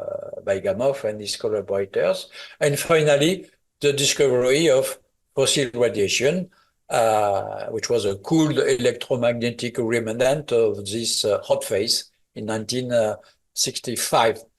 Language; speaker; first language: English; non-native, fluent; French